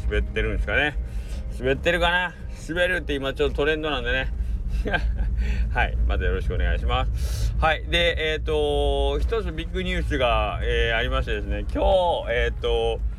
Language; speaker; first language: Japanese; native; Japanese